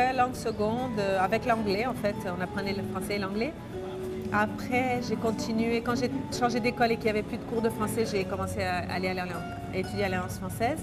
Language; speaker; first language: French; non-native, fluent; Portuguese